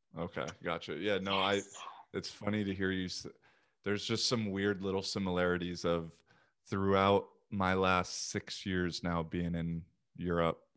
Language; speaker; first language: English; native; English